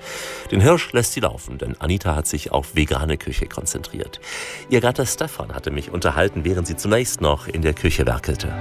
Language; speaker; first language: German; native; German